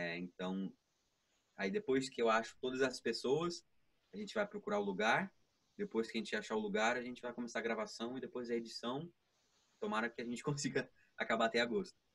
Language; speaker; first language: Portuguese; early bilingual, heritage; Portuguese